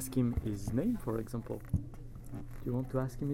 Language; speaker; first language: English; non-native, fluent; French